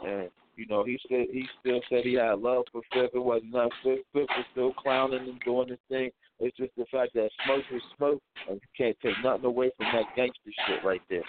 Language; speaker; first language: English; native; English